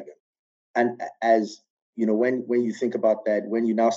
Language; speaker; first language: English; non-native, local second language; Yoruba